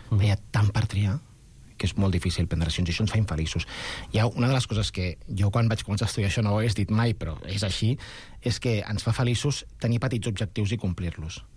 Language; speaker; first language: Catalan; non-native, local second language; Spanish